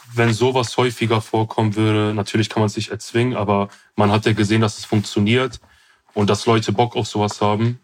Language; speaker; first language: German; early bilingual, other home language; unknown